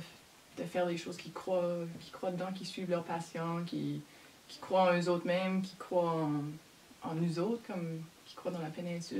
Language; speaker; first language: French; native; French